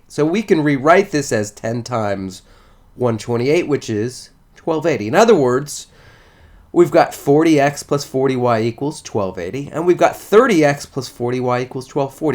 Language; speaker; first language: English; native; English